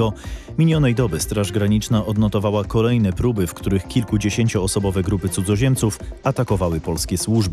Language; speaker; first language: Polish; native; Polish